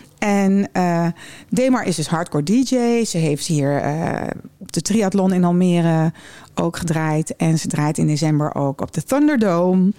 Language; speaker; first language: Dutch; early bilingual, other home language; German